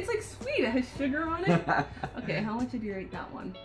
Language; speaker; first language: English; native; English